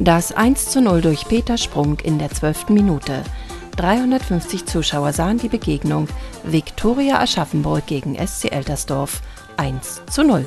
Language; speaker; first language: German; native; German